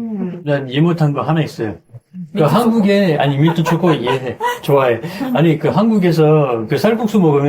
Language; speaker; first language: Korean; non-native, fluent; French